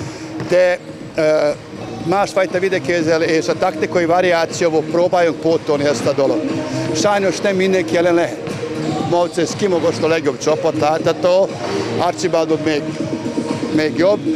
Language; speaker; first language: Hungarian; non-native, learner; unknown